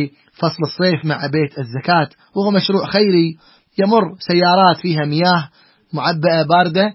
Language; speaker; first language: Arabic; native; Arabic